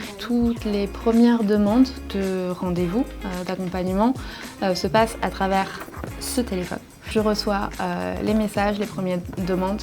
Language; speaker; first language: French; native; French